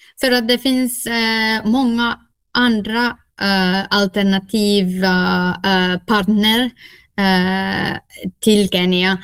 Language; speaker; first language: Swedish; non-native, local second language; Finnish